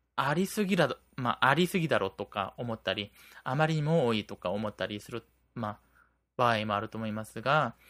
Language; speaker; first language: Japanese; non-native, fluent; Korean